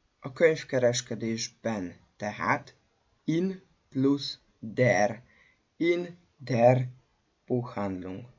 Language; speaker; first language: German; non-native, fluent; Hungarian